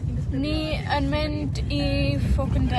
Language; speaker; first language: Welsh; native; Welsh